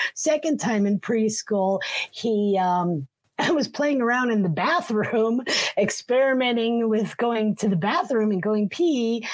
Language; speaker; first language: English; native; English